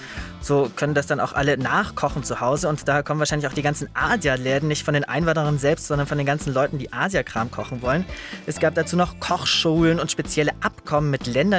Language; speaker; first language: German; native; German